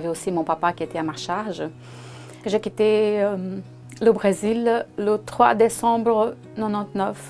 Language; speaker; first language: French; non-native, fluent; Portuguese